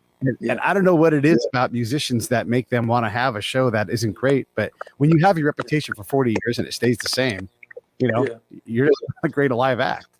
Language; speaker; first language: English; native; English